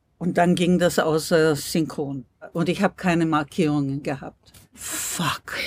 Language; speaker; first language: German; non-native, fluent; English